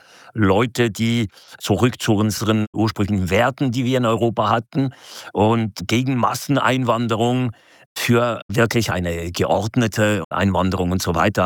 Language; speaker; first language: German; native; German